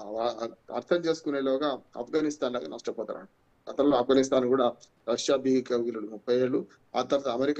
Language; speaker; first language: Telugu; native; Telugu